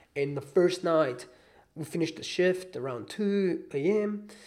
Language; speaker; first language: English; non-native, fluent; Hebrew